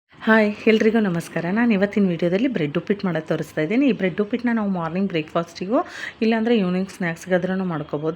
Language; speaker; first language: Kannada; native; Kannada